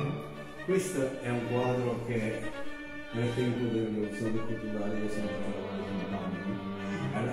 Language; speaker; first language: Italian; non-native, learner; Chinese